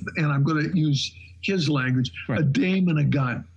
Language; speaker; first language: English; native; English